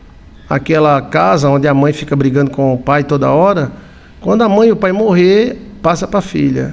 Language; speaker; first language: Portuguese; native; Portuguese